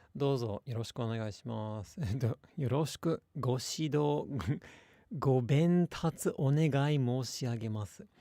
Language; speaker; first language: Japanese; non-native, fluent; English